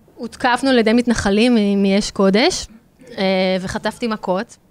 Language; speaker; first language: Hebrew; native; Hebrew